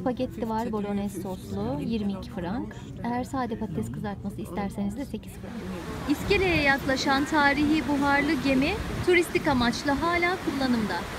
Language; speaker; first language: Turkish; native; Turkish